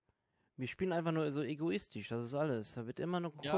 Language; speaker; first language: German; native; German